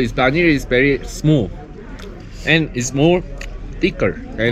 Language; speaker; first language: English; non-native, learner; Korean